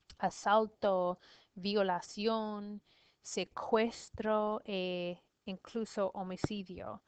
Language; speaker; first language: Spanish; non-native, learner; English